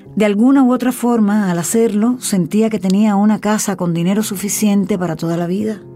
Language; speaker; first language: Spanish; native; Spanish